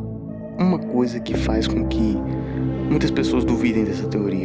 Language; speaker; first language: Portuguese; native; Portuguese